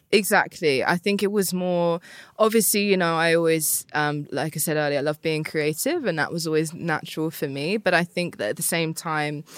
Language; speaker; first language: English; native; English